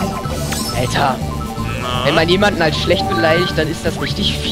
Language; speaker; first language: German; native; German